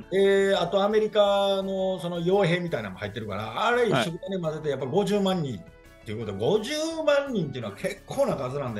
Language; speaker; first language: Japanese; native; Japanese